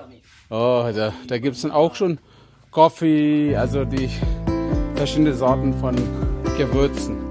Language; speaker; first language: German; non-native, fluent; Indonesian